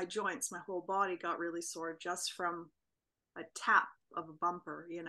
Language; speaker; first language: English; native; English